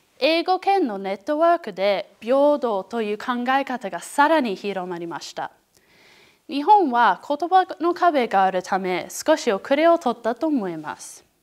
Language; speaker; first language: Japanese; non-native, learner; English